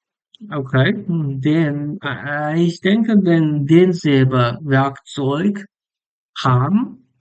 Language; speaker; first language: German; non-native, learner; English